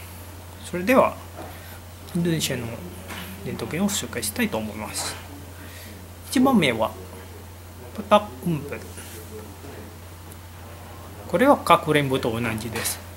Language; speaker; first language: Japanese; non-native, learner; Indonesian